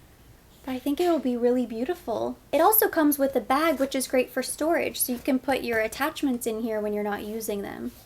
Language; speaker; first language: English; native; English